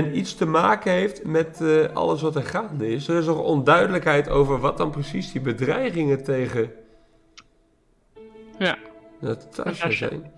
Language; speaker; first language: Dutch; native; Dutch